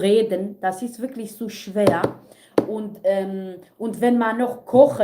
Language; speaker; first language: German; non-native, learner; Kurdish